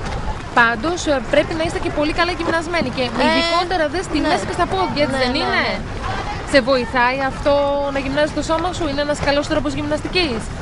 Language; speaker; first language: Greek; native; Greek